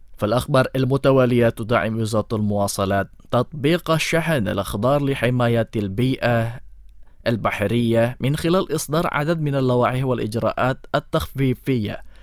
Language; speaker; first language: Arabic; non-native, fluent; Indonesian